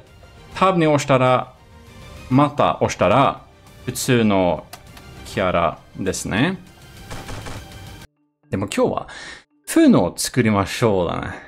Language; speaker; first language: Japanese; non-native, learner; Swedish